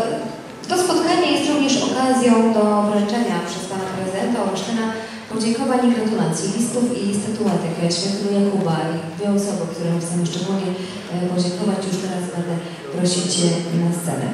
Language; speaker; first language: Polish; native; Polish